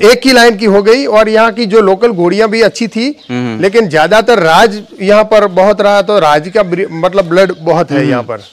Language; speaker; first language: Hindi; non-native, local second language; Gujarati